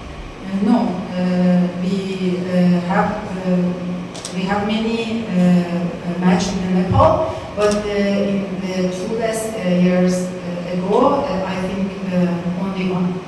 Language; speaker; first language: English; non-native, fluent; Persian